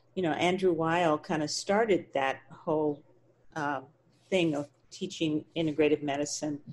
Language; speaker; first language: English; native; English